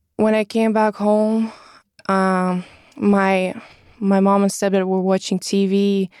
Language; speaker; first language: English; non-native, fluent; Russian